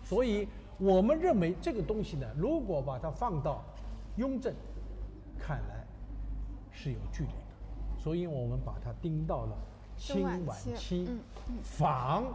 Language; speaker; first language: Chinese; native; Chinese